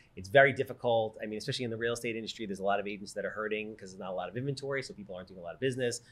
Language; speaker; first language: English; native; English